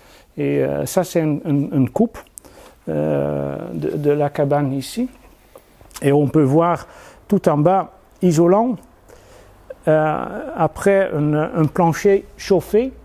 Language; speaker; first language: French; non-native, fluent; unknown